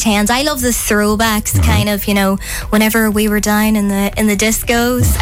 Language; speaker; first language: English; native; English